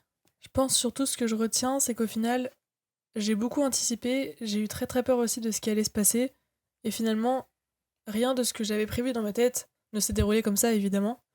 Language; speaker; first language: French; native; French